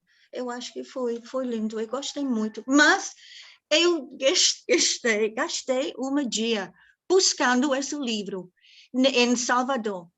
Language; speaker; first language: Portuguese; non-native, fluent; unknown